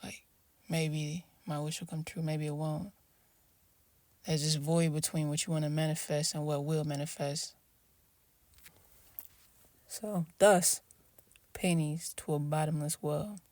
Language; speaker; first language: English; native; English